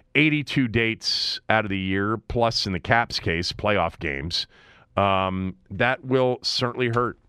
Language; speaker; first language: English; native; English